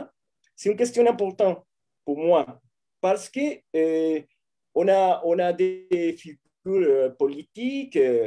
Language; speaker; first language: French; non-native, fluent; Spanish